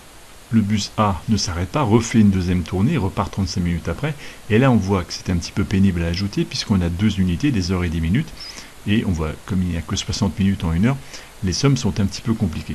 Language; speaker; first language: French; native; French